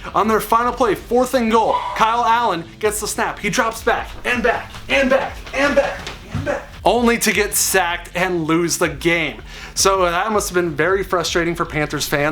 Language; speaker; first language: English; native; English